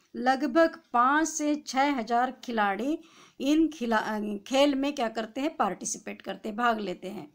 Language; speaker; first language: Hindi; non-native, local second language; Marathi